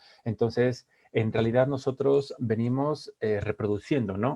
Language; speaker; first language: Spanish; native; Spanish